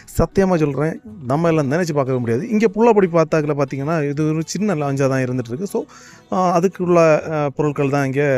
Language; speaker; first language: Tamil; native; Tamil